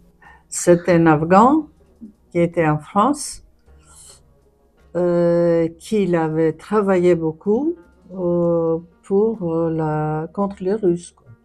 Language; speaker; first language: French; non-native, fluent; Greek